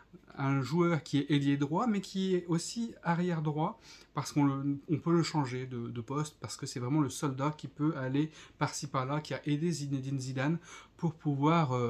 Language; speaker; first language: French; native; French